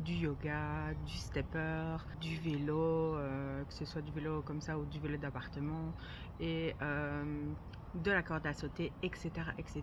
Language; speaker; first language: French; native; French